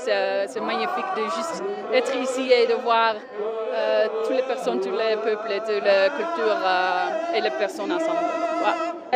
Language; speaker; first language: French; non-native, learner; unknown